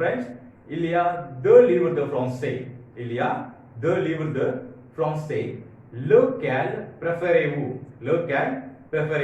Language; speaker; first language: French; non-native, fluent; Tamil